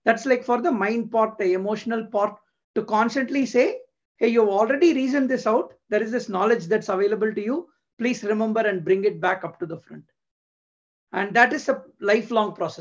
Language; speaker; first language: English; non-native, local second language; Tamil